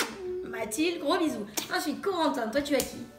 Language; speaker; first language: French; native; French